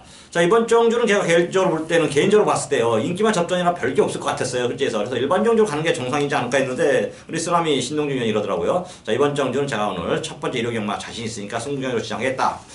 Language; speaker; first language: Korean; native; Korean